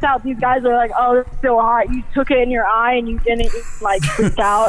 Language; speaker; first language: English; native; English